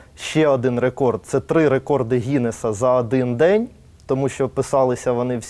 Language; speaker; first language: Ukrainian; native; Ukrainian